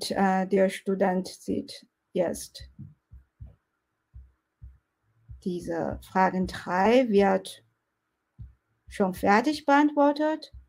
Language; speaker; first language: German; non-native, fluent; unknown